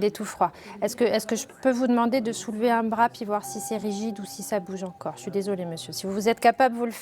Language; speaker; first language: French; native; French